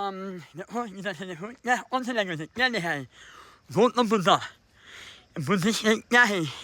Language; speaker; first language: Hindi; non-native, fluent; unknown